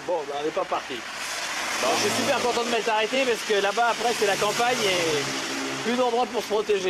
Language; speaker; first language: French; native; French